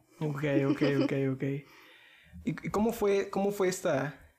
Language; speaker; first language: Spanish; native; Spanish